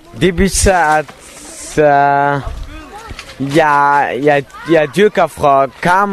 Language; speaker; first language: Danish; non-native, learner; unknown